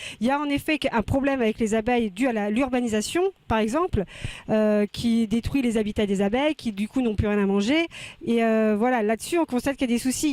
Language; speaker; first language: French; native; French